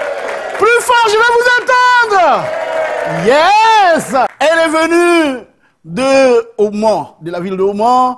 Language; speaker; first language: French; native; French